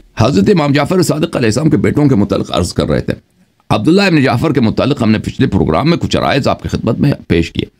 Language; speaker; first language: Urdu; non-native, fluent; Persian